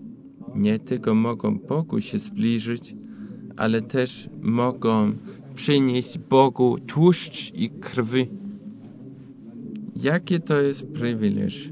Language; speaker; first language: Polish; non-native, fluent; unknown